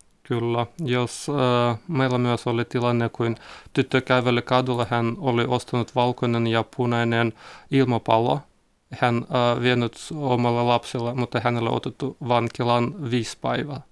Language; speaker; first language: Finnish; non-native, learner; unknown